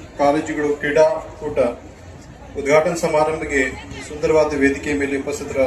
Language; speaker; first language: Kannada; non-native, fluent; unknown